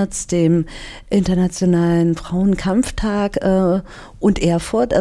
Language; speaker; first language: German; native; German